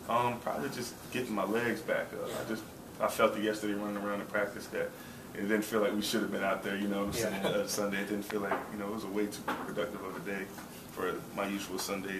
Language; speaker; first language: English; native; English